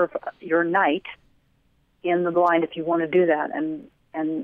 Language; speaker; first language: English; native; English